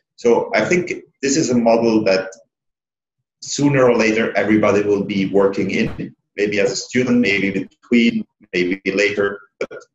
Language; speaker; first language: English; non-native, fluent; Italian